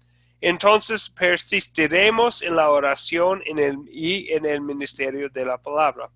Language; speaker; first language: Spanish; non-native, fluent; English